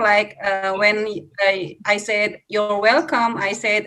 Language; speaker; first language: English; non-native, fluent; Indonesian